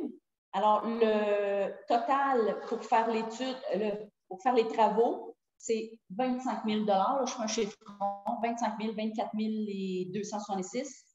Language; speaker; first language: French; native; French